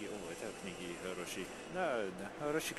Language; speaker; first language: Russian; non-native, learner; English